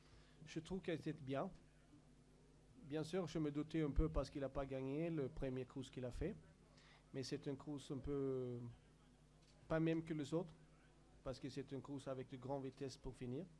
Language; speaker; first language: French; non-native, learner; Swedish